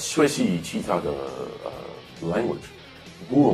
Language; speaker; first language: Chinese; non-native, learner; English